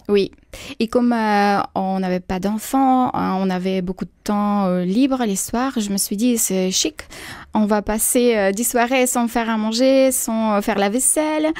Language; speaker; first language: French; non-native, fluent; Russian